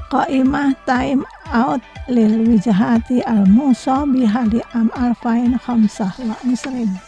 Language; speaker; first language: Arabic; non-native, fluent; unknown